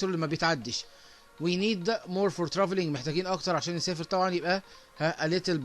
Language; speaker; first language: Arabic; native; Arabic